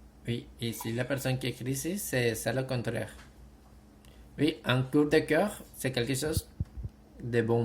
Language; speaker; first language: French; non-native, fluent; Spanish